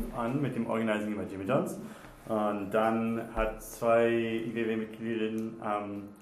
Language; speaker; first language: German; non-native, fluent; English